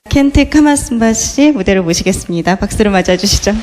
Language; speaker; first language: Korean; native; Korean